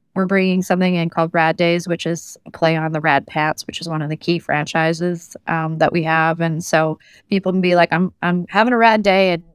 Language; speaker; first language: English; native; English